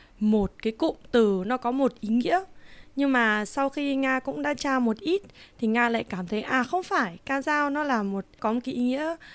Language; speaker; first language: Vietnamese; early bilingual, heritage; Vietnamese